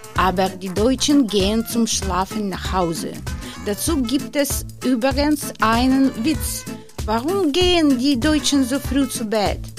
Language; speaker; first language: German; non-native, fluent; Ukrainian